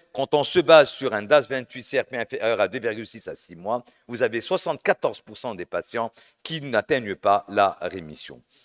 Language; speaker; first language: French; non-native, local second language; Arabic